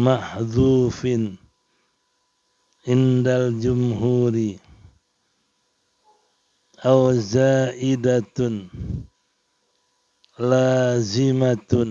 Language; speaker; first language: Arabic; non-native, fluent; Indonesian